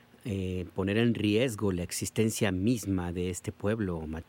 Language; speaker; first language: Spanish; native; Spanish